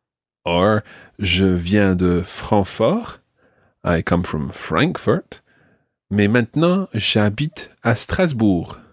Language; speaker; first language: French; non-native, fluent; English